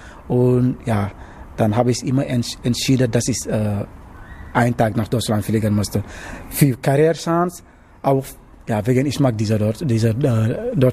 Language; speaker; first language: German; non-native, learner; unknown